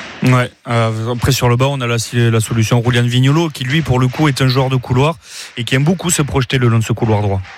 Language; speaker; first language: French; native; French